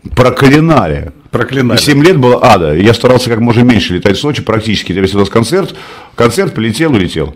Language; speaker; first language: Russian; native; Russian